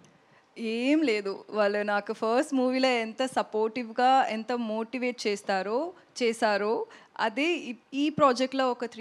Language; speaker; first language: Telugu; non-native, learner; Tamil